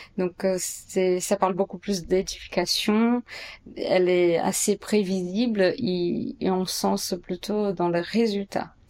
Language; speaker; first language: French; non-native, fluent; Portuguese